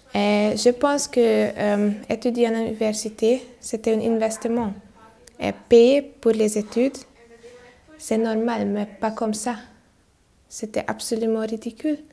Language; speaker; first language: French; non-native, learner; Hungarian